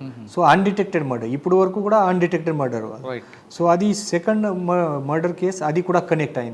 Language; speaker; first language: Telugu; non-native, learner; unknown